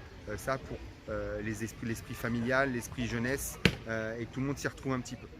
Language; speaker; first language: French; native; French